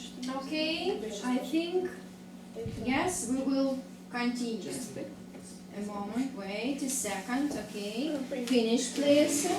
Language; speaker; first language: English; non-native, fluent; Russian